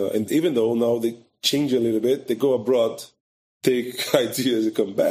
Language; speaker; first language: English; non-native, fluent; Portuguese